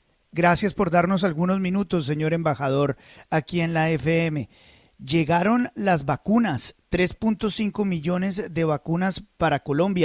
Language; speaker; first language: Spanish; native; Spanish